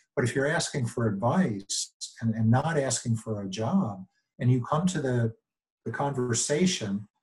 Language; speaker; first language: English; native; English